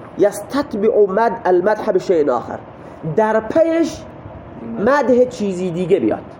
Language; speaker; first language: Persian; non-native, local second language; Baluchi